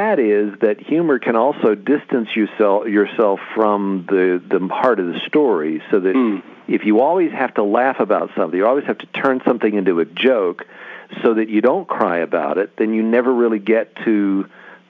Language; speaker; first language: English; native; English